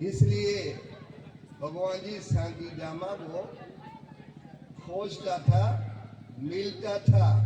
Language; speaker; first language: Hindi; non-native, fluent; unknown